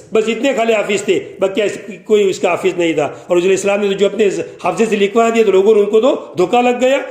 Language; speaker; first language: Urdu; non-native, local second language; Gujarati